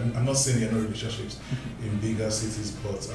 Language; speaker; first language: English; non-native, local second language; Yoruba